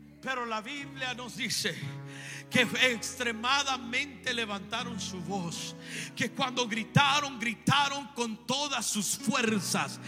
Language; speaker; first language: Spanish; native; Spanish